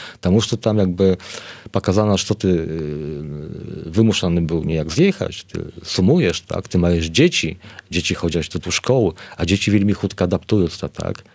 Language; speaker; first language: Polish; non-native, learner; Belarusian